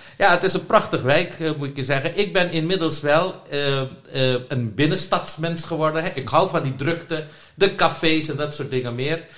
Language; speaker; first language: Dutch; non-native, local second language; Caribbean Hindustani